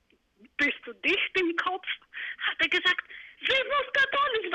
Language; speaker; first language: German; non-native, fluent; Greek